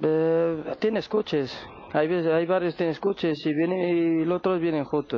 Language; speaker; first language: Spanish; non-native, learner; Arabic